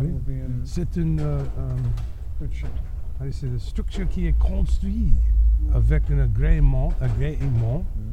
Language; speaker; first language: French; non-native, fluent; English